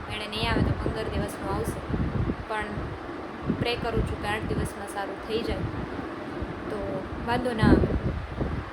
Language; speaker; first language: Gujarati; native; Gujarati